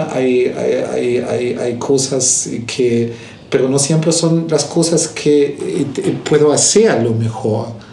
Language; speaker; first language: Spanish; non-native, fluent; German